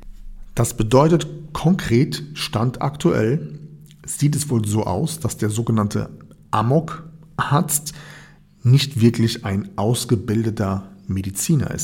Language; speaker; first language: German; native; German